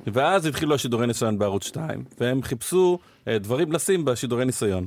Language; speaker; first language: Hebrew; native; Hebrew